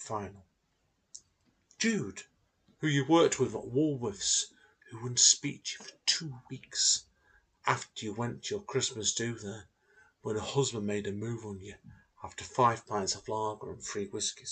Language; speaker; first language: English; native; English